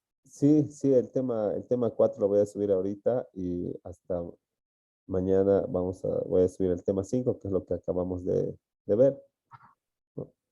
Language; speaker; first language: Spanish; native; Spanish